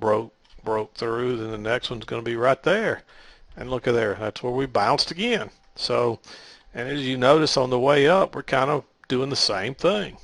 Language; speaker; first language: English; native; English